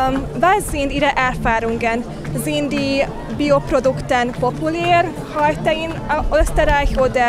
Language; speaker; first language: German; non-native, learner; Hungarian